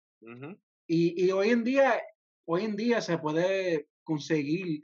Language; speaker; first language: Spanish; early bilingual, heritage; Spanish